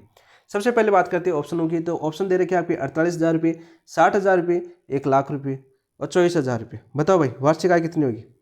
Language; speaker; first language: Hindi; native; Hindi